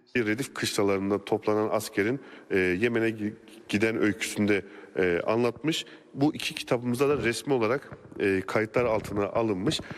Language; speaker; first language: Turkish; native; Turkish